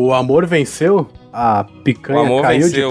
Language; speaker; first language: Portuguese; native; Portuguese